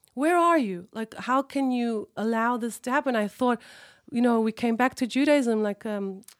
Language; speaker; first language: English; early bilingual, other home language; Hebrew